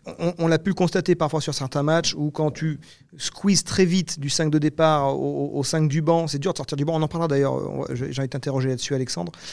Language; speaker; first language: French; native; French